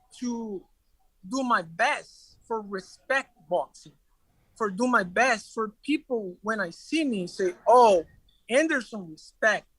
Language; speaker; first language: English; non-native, learner; Portuguese